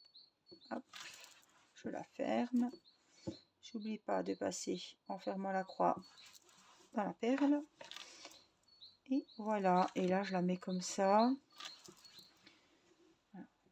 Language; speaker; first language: French; native; French